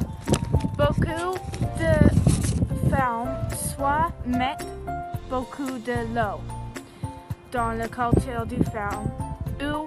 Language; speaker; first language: French; non-native, learner; English